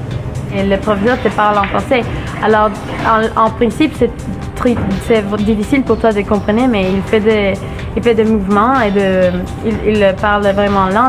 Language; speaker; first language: French; non-native, learner; English